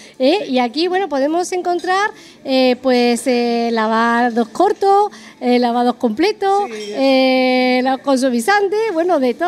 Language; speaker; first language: Spanish; native; Spanish